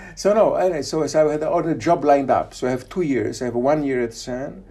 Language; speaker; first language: English; non-native, fluent; Polish